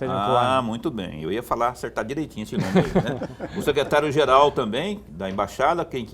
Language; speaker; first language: Portuguese; native; Portuguese